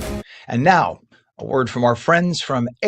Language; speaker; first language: English; native; English